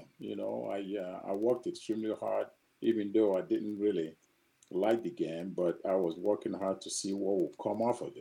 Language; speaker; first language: English; non-native, local second language; Igbo